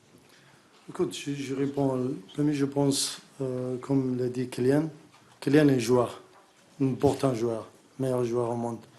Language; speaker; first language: French; non-native, learner; Arabic